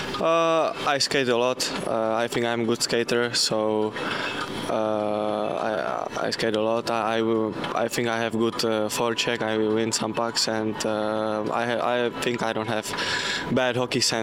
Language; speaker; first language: English; non-native, learner; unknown